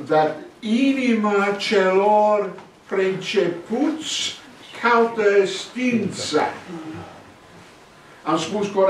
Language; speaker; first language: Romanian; non-native, learner; English